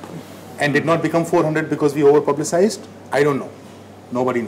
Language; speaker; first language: English; non-native, local second language; Hindi